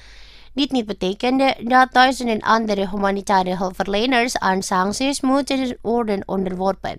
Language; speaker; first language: Dutch; non-native, learner; Indonesian